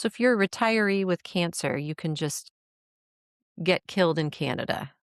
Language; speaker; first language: English; native; English